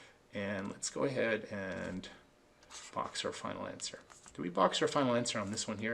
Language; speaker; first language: English; native; English